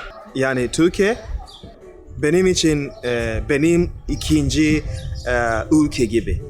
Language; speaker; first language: Turkish; non-native, learner; English